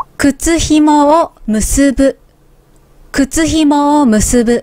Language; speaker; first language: Japanese; native; Japanese